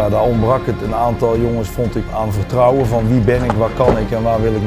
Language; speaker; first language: Dutch; non-native, fluent; Greek